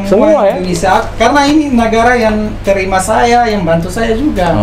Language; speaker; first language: Indonesian; non-native, fluent; Arabic